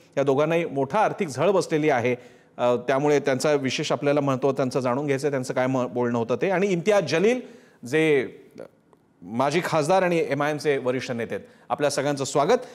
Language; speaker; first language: Marathi; native; Marathi